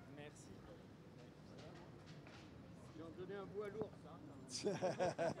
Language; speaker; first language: French; native; French